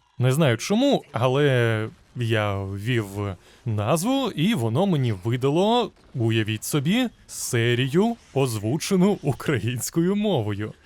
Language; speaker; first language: Ukrainian; non-native, local second language; Russian